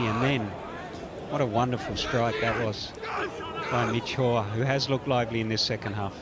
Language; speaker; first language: English; native; English